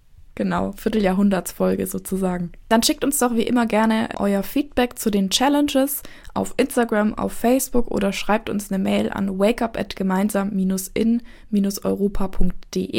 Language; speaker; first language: German; native; German